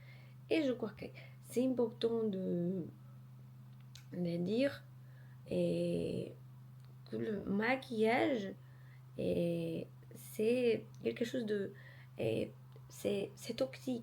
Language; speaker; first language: French; non-native, learner; Polish